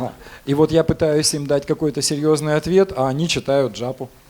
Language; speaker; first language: Russian; native; Russian